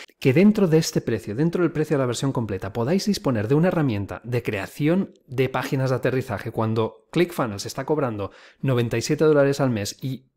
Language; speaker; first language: Spanish; native; Spanish